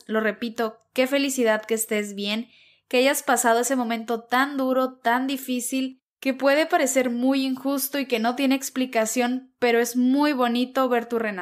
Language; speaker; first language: Spanish; native; Spanish